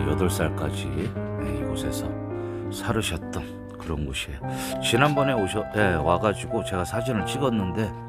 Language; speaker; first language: Korean; native; Korean